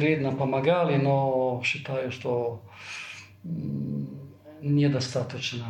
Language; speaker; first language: Russian; non-native, fluent; Italian